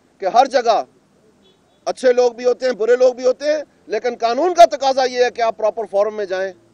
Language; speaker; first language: Urdu; non-native, local second language; Punjabi